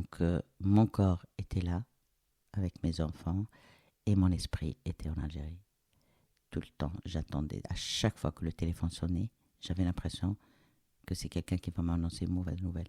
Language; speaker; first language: French; non-native, local second language; Arabic